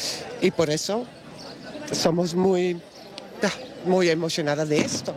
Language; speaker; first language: Spanish; non-native, learner; Dutch